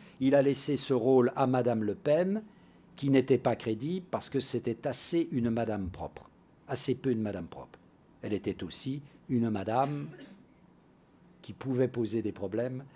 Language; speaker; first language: French; native; French